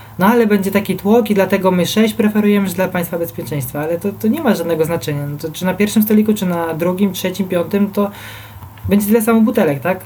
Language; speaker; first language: Polish; native; Polish